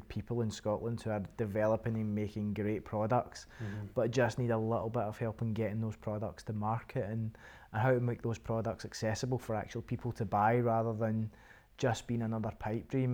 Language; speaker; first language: English; native; English